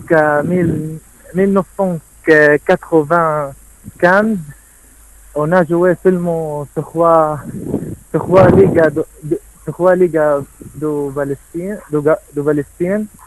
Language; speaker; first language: French; non-native, learner; Arabic